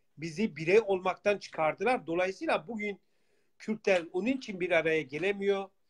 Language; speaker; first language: Turkish; non-native, local second language; Kurdish